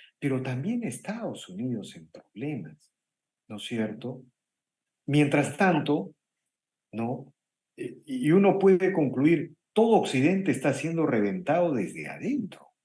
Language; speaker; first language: Spanish; native; Spanish